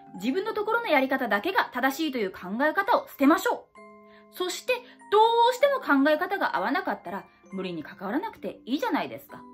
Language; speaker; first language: Japanese; native; Japanese